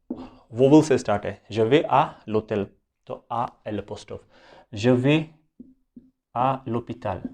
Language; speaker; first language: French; non-native, fluent; Hindi